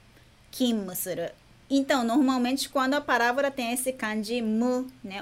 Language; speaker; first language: Portuguese; non-native, fluent; Japanese